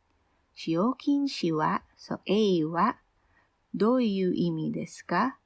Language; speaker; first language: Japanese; non-native, fluent; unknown